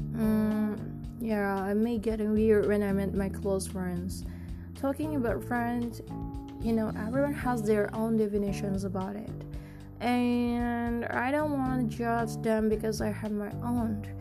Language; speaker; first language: English; non-native, learner; Indonesian